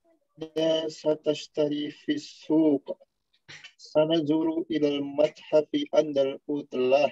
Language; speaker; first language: Arabic; non-native, learner; Indonesian